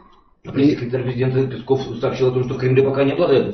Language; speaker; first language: Russian; native; Russian